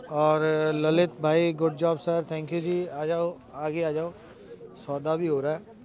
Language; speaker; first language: Hindi; non-native, local second language; Punjabi